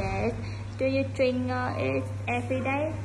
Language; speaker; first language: English; non-native, fluent; Vietnamese